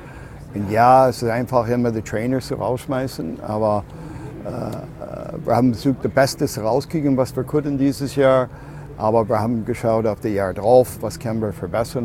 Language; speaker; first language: German; non-native, fluent; English